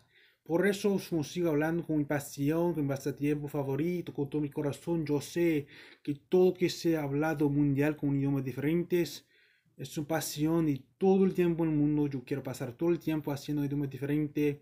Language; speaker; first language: Spanish; non-native, learner; English